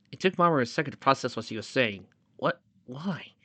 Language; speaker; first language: English; native; English